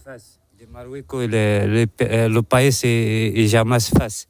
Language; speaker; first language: Spanish; non-native, learner; Arabic